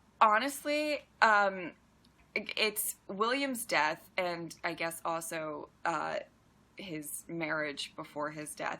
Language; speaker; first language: English; native; English